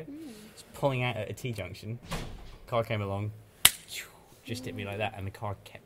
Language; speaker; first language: English; native; English